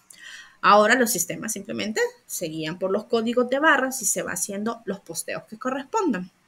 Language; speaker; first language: Spanish; native; Spanish